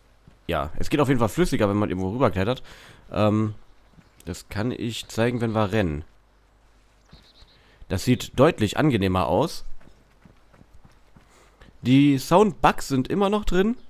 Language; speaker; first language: German; native; German